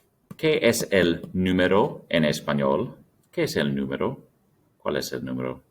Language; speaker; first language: Spanish; non-native, fluent; English